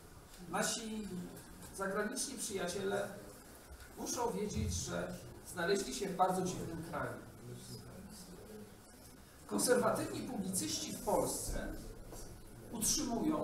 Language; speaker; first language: Polish; native; Polish